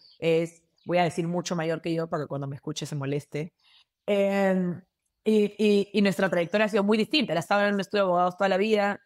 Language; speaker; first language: Spanish; native; Spanish